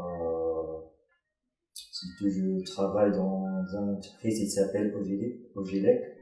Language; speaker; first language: French; non-native, learner; Arabic